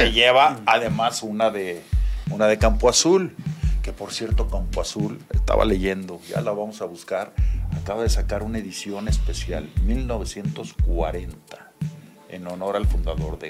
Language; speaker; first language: Spanish; native; Spanish